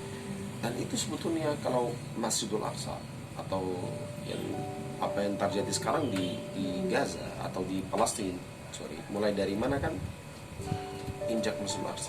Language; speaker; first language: Indonesian; non-native, fluent; Arabic